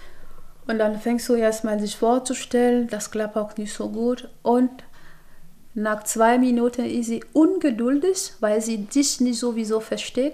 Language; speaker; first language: German; non-native, fluent; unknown